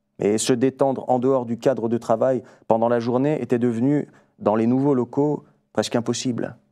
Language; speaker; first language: French; native; French